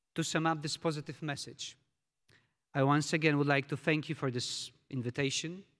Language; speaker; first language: English; non-native, fluent; Polish